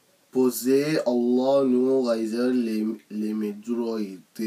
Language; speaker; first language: French; non-native, learner; English